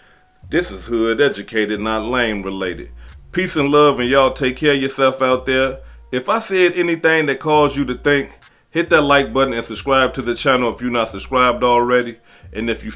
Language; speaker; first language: English; native; English